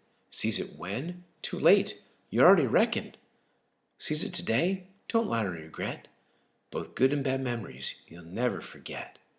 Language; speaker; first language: English; native; English